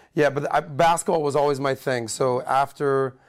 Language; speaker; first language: English; native; English